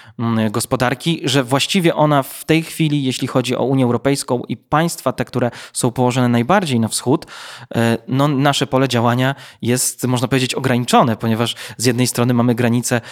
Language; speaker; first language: Polish; native; Polish